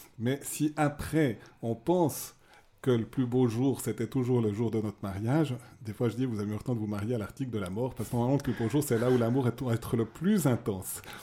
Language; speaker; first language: French; native; French